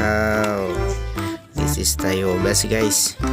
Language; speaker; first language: English; non-native, learner; Indonesian